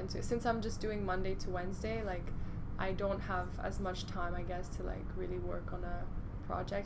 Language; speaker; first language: English; non-native, local second language; Cantonese